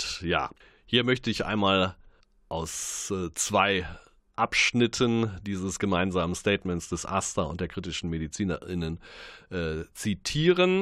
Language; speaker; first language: German; native; German